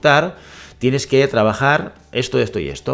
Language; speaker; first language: Spanish; native; Spanish